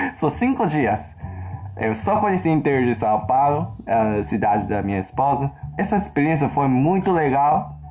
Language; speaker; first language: Portuguese; non-native, fluent; Japanese